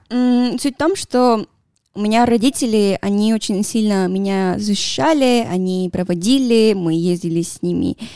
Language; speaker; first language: Russian; non-native, fluent; Spanish